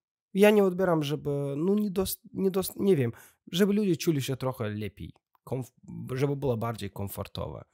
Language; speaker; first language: Polish; non-native, learner; Russian